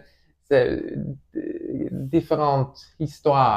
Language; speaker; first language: French; non-native, learner; Swedish